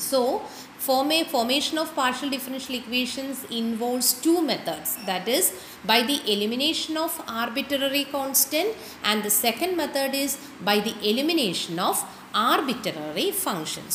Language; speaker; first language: English; non-native, local second language; Malayalam